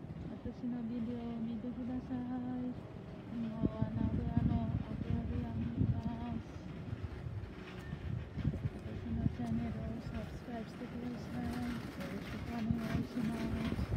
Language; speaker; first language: Japanese; non-native, learner; Bangla